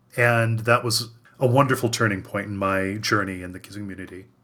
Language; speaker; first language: English; native; English